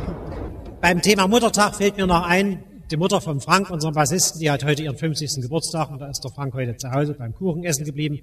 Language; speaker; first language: German; native; German